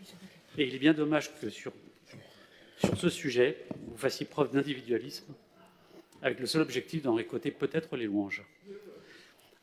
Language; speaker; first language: French; native; French